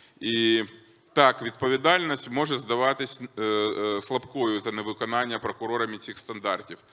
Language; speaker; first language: Ukrainian; non-native, local second language; Russian